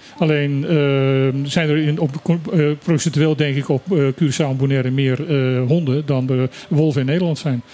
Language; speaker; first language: Dutch; non-native, local second language; Papiamento